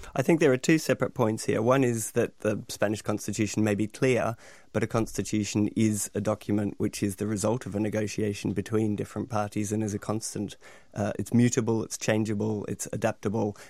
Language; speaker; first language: English; native; English